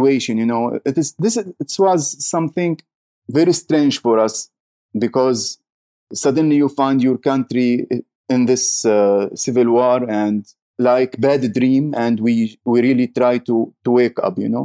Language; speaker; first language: English; non-native, learner; Arabic